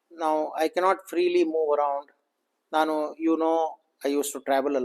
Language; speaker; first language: English; non-native, local second language; Kannada